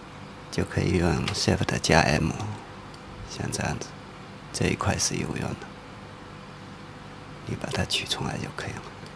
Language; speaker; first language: Chinese; native; Chinese